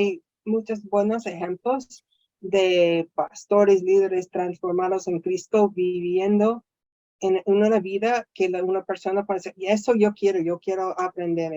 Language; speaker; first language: Spanish; non-native, fluent; English